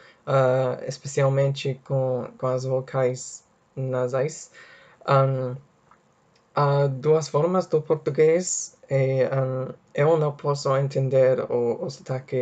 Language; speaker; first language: Portuguese; non-native, fluent; English